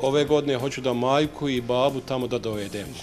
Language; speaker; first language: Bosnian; early bilingual, heritage; Bosnian